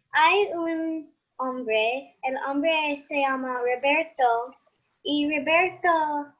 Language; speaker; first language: Spanish; non-native, learner; English